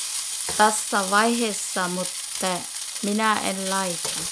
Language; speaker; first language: Finnish; non-native, learner; Thai